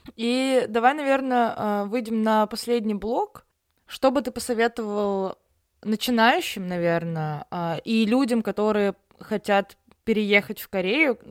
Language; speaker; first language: Russian; native; Russian